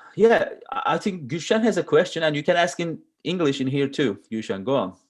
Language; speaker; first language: English; non-native, learner; Turkish